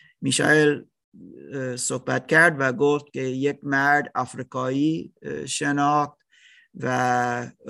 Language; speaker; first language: Persian; non-native, learner; English